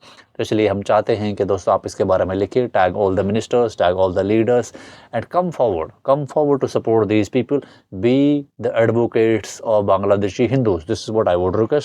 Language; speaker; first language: Hindi; native; Hindi